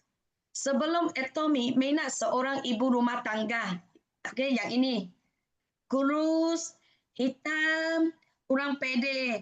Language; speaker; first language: Indonesian; non-native, fluent; Malay